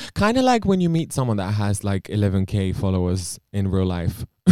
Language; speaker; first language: English; non-native, fluent; Romanian